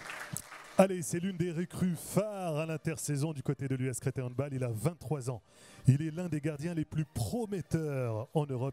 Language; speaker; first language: French; native; French